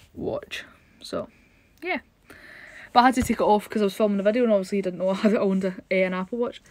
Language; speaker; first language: English; native; English